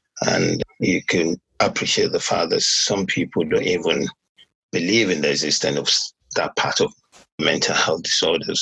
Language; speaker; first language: English; non-native, local second language; Yoruba